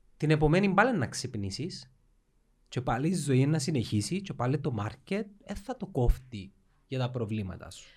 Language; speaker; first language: Greek; native; Greek